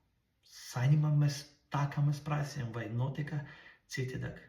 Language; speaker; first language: Latvian; non-native, local second language; Russian